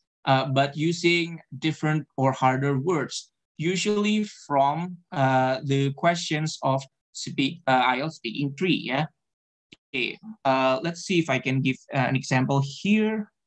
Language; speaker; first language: English; non-native, fluent; Indonesian